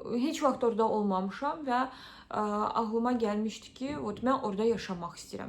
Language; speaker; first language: Azerbaijani; early bilingual, heritage; Azerbaijani